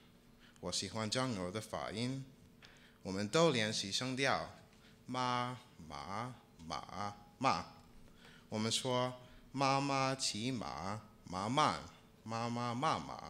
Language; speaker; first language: Chinese; non-native, learner; English